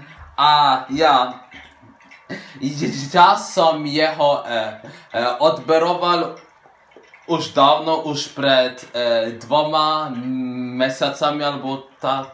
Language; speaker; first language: Slovak; early bilingual, heritage; Slovak